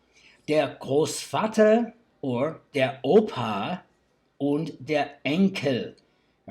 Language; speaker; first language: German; non-native, learner; English